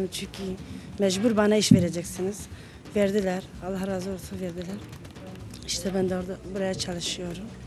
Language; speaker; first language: Turkish; non-native, local second language; Kurdish